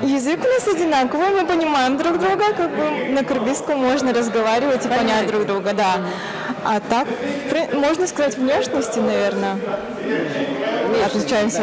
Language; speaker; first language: Russian; non-native, fluent; Kyrgyz